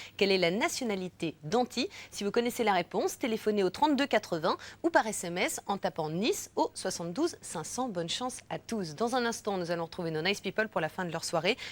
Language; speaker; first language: French; native; French